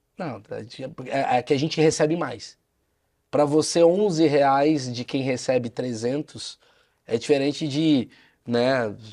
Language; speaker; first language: Portuguese; native; Portuguese